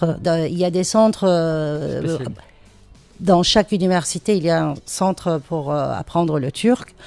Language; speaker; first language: French; non-native, fluent; Turkish